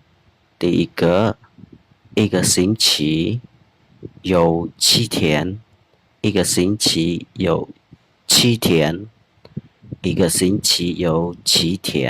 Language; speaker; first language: Chinese; non-native, fluent; Khmer